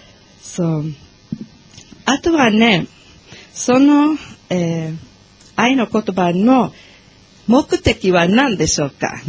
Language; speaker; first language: Japanese; non-native, learner; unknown